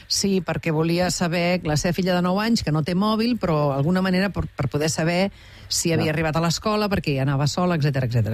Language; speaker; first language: Catalan; native; Catalan